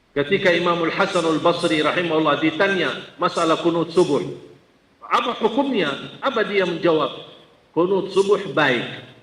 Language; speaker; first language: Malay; non-native, fluent; Arabic